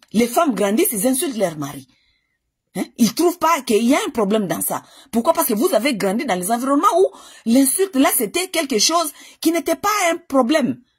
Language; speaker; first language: French; non-native, local second language; Lingala